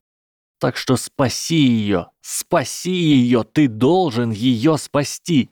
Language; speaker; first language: Russian; native; Russian